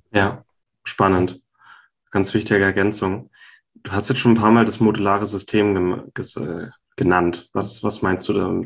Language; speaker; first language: German; native; German